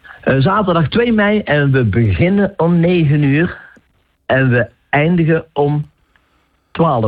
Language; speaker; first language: Dutch; native; Dutch